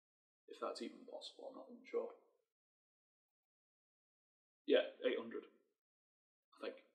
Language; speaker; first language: English; native; English